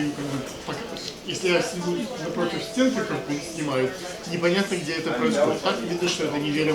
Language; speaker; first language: Russian; native; Russian